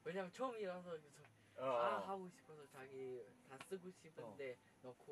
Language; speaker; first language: Korean; non-native, learner; Chinese